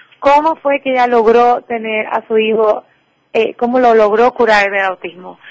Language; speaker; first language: Spanish; native; Spanish